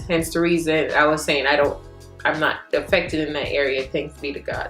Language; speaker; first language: English; native; English